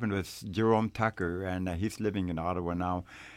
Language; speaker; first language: English; native; English